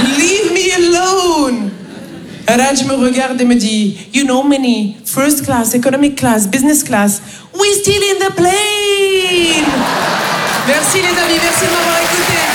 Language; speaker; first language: French; native; French